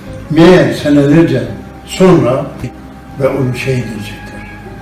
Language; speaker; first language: Turkish; non-native, local second language; Arabic